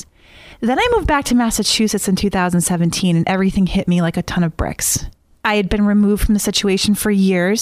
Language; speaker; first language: English; native; English